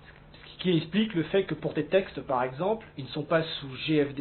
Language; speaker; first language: French; native; French